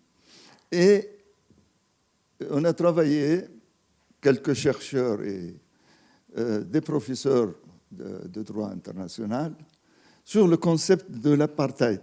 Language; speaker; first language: French; non-native, fluent; Arabic